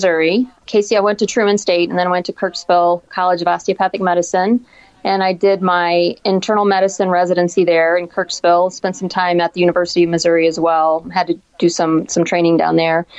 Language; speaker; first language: English; native; English